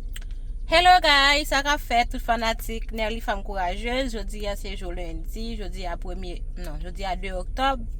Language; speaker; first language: French; non-native, learner; Haitian Creole